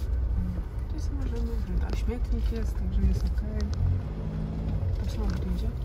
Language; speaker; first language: Polish; native; Polish